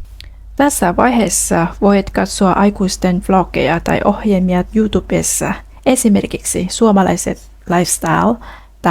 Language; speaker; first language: Finnish; non-native, fluent; Vietnamese